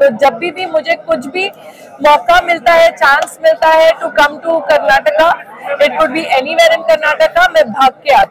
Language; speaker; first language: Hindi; native; Hindi